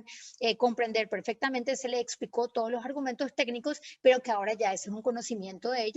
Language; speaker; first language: Spanish; native; Spanish